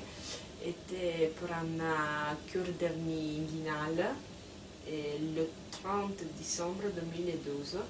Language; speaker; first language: French; non-native, fluent; Italian